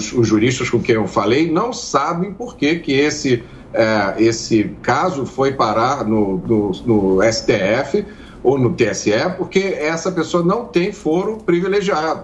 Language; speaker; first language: Portuguese; native; Portuguese